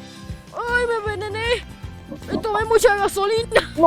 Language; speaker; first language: Spanish; native; Spanish